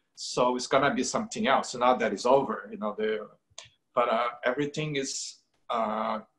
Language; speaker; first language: English; non-native, fluent; Portuguese